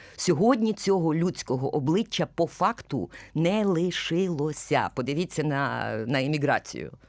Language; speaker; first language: Ukrainian; native; Ukrainian